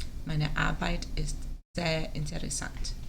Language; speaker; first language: German; non-native, learner; English